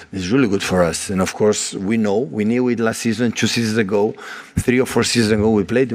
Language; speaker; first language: English; non-native, fluent; Catalan